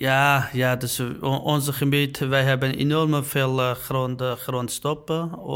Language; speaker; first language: Dutch; non-native, learner; Uyghur